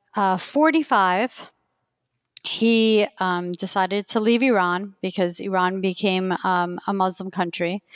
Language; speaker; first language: English; early bilingual, other home language; Persian